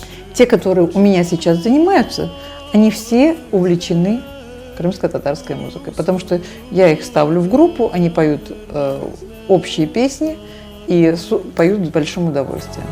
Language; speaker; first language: Russian; native; Russian